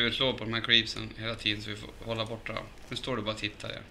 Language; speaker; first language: Swedish; native; Swedish